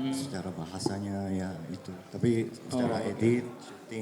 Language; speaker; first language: Indonesian; early bilingual, heritage; Japanese